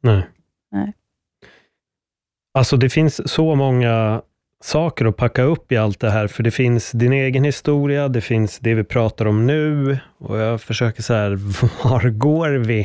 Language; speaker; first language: Swedish; native; Swedish